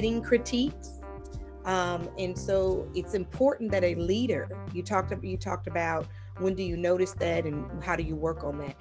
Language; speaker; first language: English; native; English